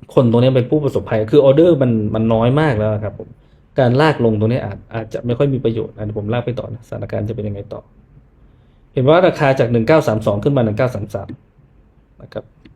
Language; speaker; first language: Thai; native; Thai